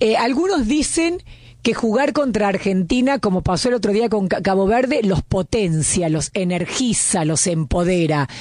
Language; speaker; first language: Spanish; native; Spanish